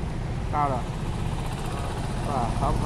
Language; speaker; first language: Chinese; non-native, learner; Javanese